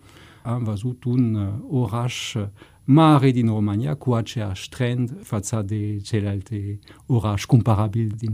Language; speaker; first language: Romanian; non-native, fluent; French